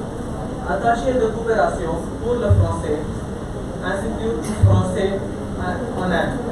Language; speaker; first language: French; non-native, learner; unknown